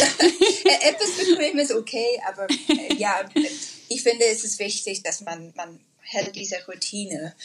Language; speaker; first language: German; non-native, learner; English